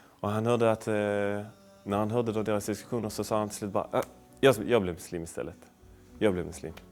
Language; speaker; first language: Swedish; native; Swedish